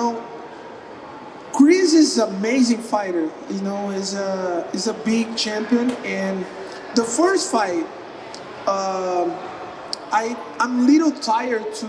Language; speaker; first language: English; non-native, learner; Portuguese